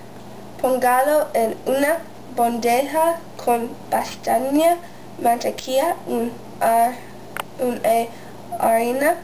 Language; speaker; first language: Spanish; non-native, learner; English